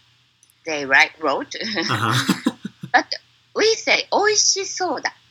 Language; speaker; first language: English; non-native, learner; Japanese